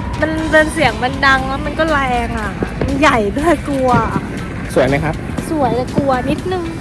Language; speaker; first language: Thai; native; Thai